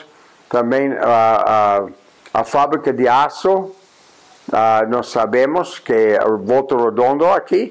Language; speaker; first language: Portuguese; non-native, fluent; English